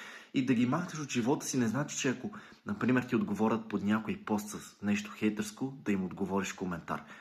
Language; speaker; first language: Bulgarian; native; Bulgarian